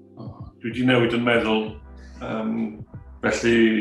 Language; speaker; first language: Welsh; native; Welsh